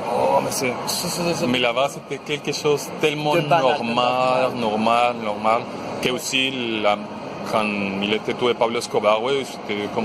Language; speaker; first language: French; non-native, fluent; Spanish